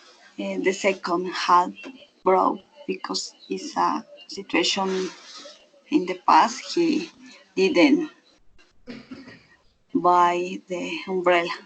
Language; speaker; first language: English; non-native, learner; Spanish